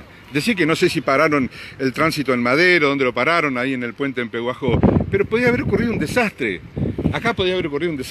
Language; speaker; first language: Spanish; native; Spanish